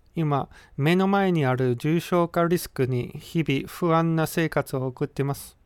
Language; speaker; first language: Japanese; non-native, fluent; English